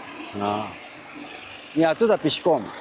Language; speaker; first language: Russian; non-native, learner; Korean